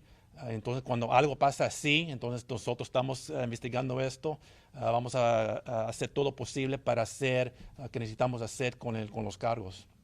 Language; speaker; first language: Spanish; early bilingual, heritage; English